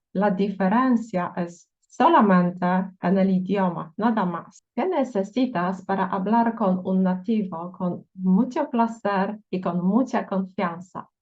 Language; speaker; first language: Spanish; non-native, fluent; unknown